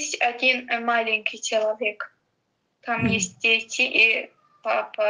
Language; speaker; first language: Russian; non-native, learner; Azerbaijani